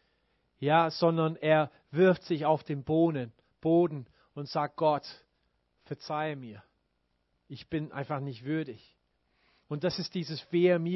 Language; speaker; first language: German; non-native, fluent; English